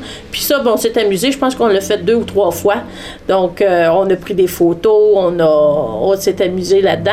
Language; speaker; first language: French; native; French